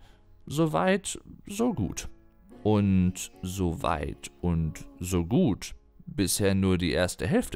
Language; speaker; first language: German; native; German